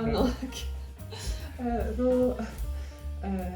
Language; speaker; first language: Korean; non-native, learner; English